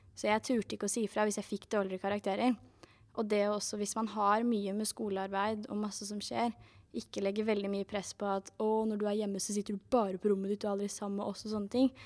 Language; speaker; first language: Norwegian; native; Norwegian